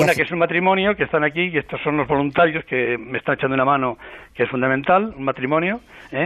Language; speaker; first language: Spanish; native; Spanish